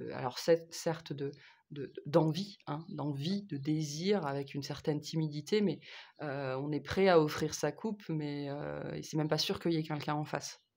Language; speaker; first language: French; native; French